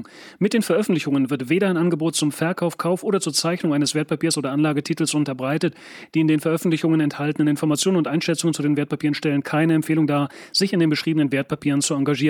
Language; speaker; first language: German; native; German